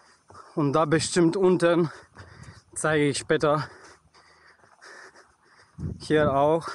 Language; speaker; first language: German; non-native, learner; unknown